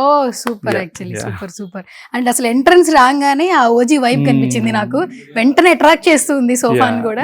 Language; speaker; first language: Telugu; native; Telugu